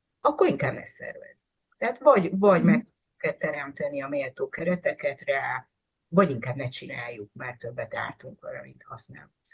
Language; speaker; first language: Hungarian; native; Hungarian